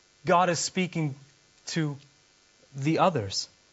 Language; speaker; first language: English; native; English